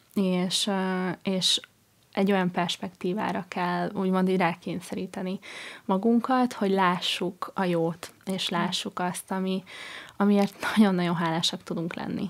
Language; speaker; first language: Hungarian; non-native, fluent; English